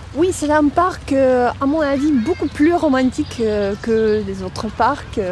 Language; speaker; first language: French; non-native, fluent; Russian